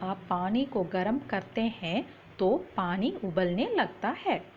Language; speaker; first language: Hindi; non-native, local second language; Tamil